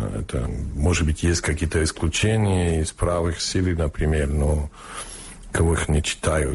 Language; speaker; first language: Russian; early bilingual, heritage; Russian